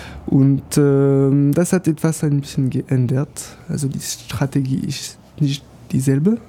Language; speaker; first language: German; non-native, learner; French